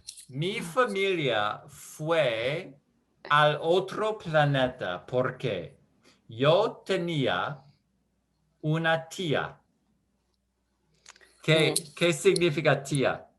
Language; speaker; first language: Spanish; non-native, learner; English